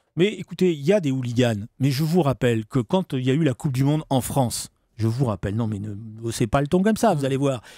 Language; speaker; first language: French; native; French